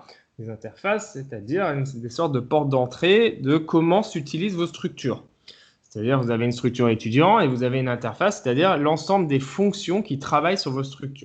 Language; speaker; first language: French; native; French